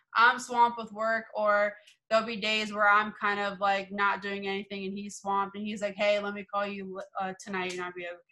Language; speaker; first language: English; native; English